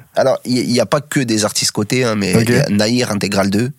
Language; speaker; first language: French; native; French